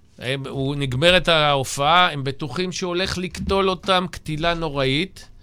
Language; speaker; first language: Hebrew; native; Hebrew